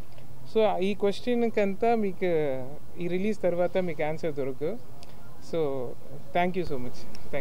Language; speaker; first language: Telugu; non-native, learner; Tamil